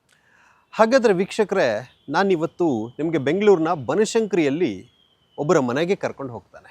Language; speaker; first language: Kannada; native; Kannada